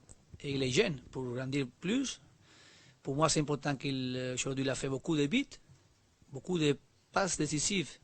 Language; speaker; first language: French; non-native, learner; Spanish